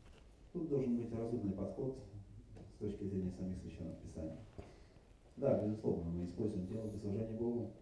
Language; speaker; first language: Russian; native; Russian